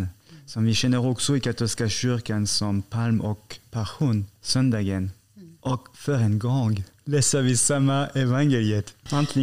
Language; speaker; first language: Swedish; non-native, fluent; French